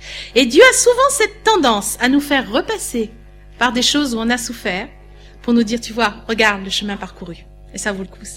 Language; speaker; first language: French; native; French